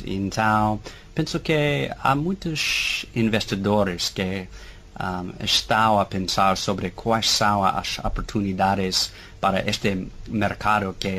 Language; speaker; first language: Portuguese; non-native, fluent; English